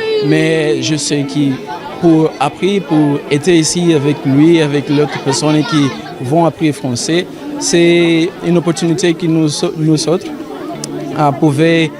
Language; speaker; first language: French; non-native, learner; Portuguese